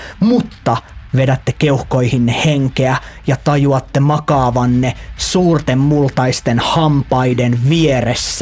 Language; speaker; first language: Finnish; native; Finnish